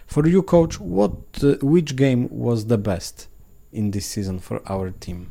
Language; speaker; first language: English; non-native, learner; Polish